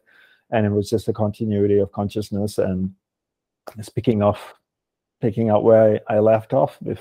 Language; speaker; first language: English; non-native, local second language; Tamil